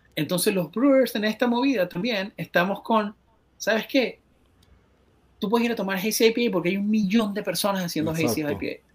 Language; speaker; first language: Spanish; native; Spanish